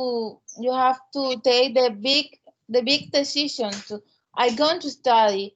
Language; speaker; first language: English; non-native, learner; Spanish